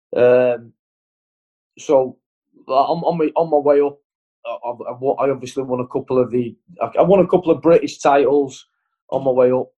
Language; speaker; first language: English; native; English